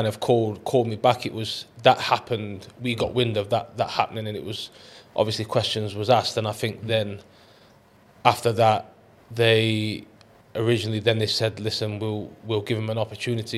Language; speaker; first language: English; native; English